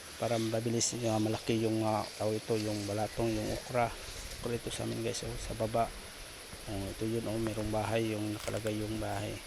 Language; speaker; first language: Filipino; non-native, local second language; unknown